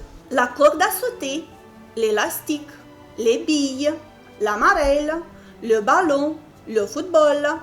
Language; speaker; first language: French; non-native, fluent; Romanian